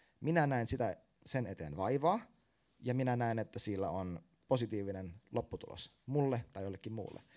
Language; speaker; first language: Finnish; native; Finnish